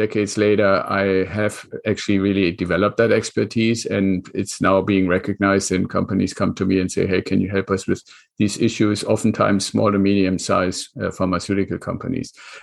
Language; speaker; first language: English; non-native, fluent; German